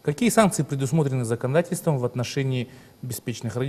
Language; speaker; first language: Russian; native; Russian